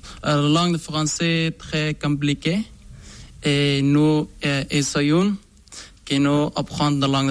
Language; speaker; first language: French; non-native, learner; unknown